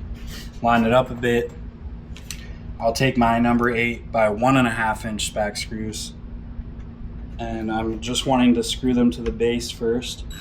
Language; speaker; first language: English; native; English